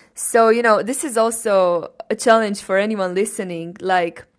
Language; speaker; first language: English; non-native, fluent; Romanian